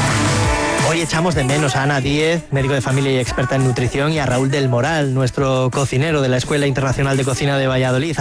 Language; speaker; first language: Spanish; native; Spanish